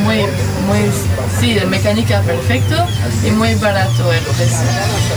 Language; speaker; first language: Spanish; non-native, learner; French